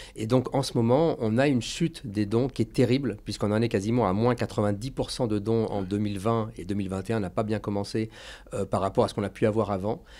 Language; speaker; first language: French; native; French